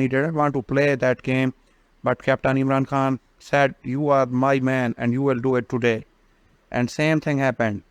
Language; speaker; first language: English; non-native, local second language; Urdu